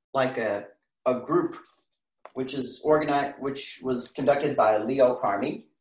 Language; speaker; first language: English; early bilingual, other home language; Russian